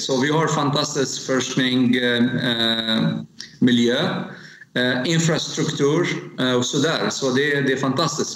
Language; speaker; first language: Swedish; non-native, learner; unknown